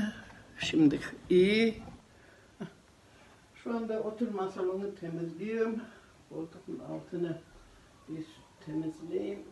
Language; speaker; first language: Turkish; early bilingual, heritage; Turkish